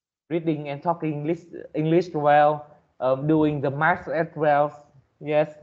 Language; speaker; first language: English; non-native, learner; Vietnamese